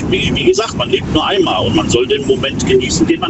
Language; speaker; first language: German; native; German